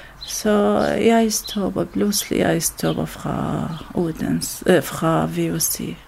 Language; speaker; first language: Danish; non-native, learner; Arabic